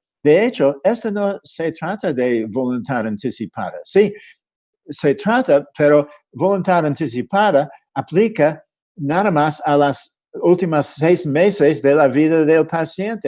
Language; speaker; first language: Spanish; non-native, fluent; English